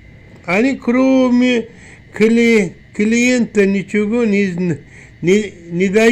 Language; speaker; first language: Russian; non-native, learner; Uzbek